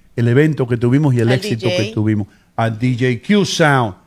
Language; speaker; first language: Spanish; early bilingual, heritage; Spanish